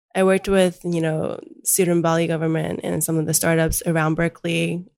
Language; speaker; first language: English; early bilingual, other home language; Chinese